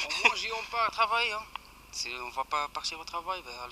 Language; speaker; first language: French; non-native, learner; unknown